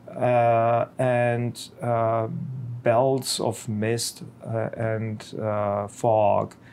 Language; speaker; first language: English; non-native, fluent; Czech